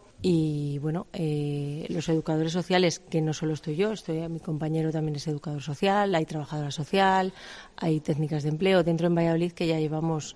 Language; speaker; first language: Spanish; native; Spanish